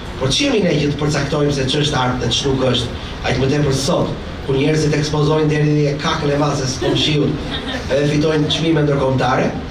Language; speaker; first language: Albanian; native; Albanian